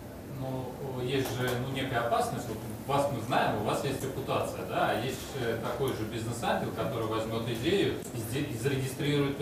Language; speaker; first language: Russian; native; Russian